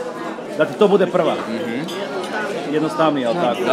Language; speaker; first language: Croatian; native; Croatian